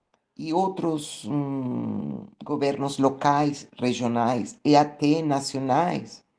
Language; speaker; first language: Portuguese; non-native, fluent; Spanish